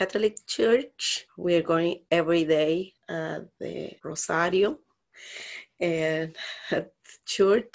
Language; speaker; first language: English; non-native, learner; Spanish